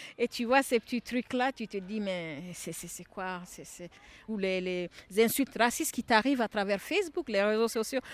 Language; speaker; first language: French; non-native, local second language; Bambara